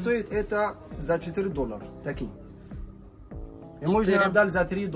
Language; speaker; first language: Russian; non-native, learner; Arabic